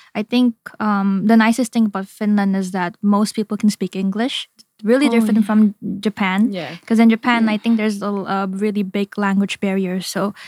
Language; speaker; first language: English; non-native, fluent; Indonesian